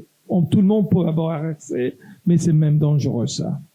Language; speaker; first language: French; non-native, local second language; Italian